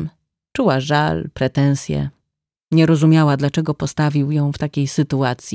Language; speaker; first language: Polish; native; Polish